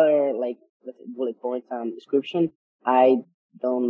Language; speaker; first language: English; non-native, fluent; Spanish